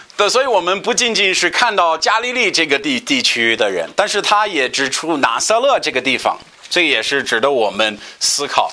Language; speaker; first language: Chinese; non-native, fluent; English